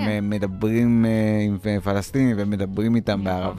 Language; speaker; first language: Hebrew; native; Hebrew